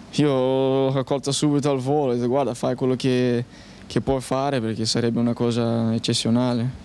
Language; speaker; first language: Italian; non-native, fluent; Portuguese